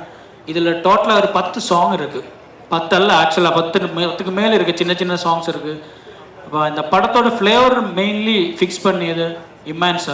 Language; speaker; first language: Tamil; non-native, learner; Malayalam